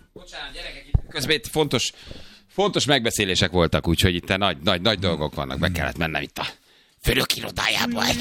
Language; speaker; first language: Hungarian; native; Hungarian